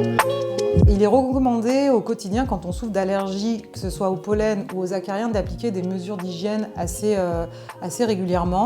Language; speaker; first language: French; native; French